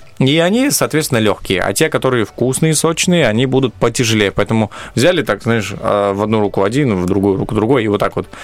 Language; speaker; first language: Russian; non-native, local second language; Romanian